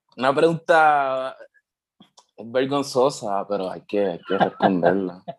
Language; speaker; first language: Spanish; native; Spanish